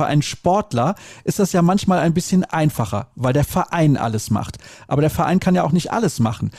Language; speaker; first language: German; early bilingual, other home language; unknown